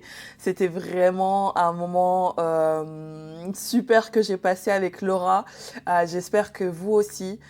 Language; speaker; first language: French; native; French